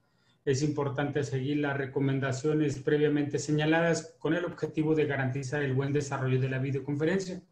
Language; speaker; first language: Spanish; native; Spanish